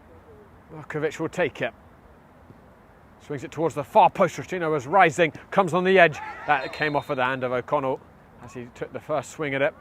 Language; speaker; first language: English; native; English